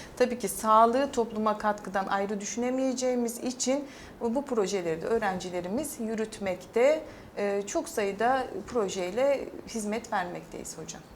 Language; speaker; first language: Turkish; native; Turkish